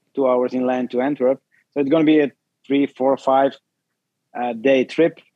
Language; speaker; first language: English; non-native, fluent; Dutch